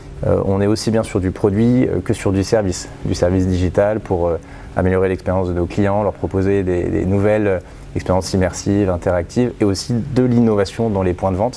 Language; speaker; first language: French; native; French